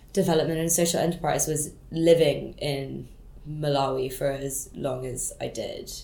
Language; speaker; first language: English; non-native, local second language; French